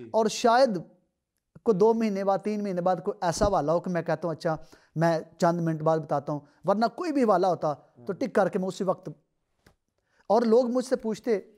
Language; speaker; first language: Urdu; non-native, local second language; Punjabi